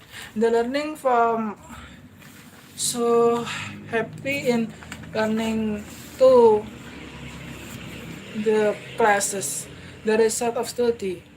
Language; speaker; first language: English; non-native, learner; Indonesian